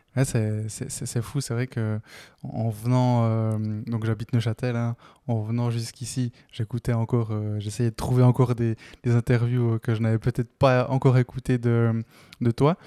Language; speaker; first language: French; early bilingual, other home language; Spanish